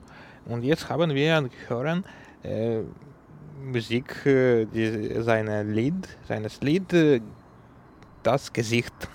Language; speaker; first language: German; non-native, learner; Ukrainian